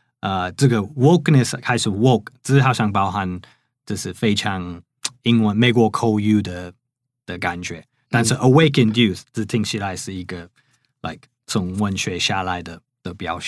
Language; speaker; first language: Chinese; non-native, fluent; English